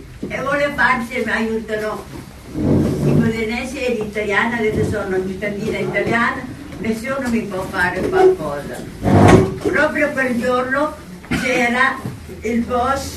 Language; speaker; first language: Italian; non-native, local second language; Somali